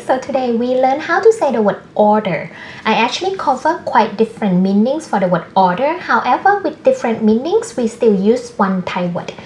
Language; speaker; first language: English; non-native, fluent; Thai